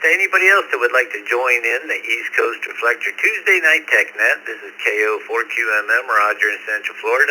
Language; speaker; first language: English; native; English